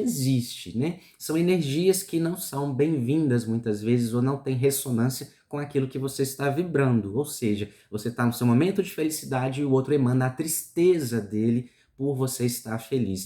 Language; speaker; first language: Portuguese; native; Portuguese